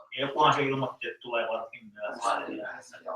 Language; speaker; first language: Finnish; native; Finnish